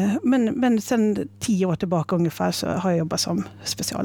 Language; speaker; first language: Swedish; native; Swedish